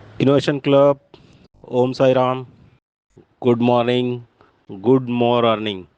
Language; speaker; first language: Hindi; non-native, local second language; Marathi